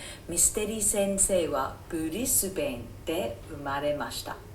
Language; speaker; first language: Japanese; non-native, fluent; English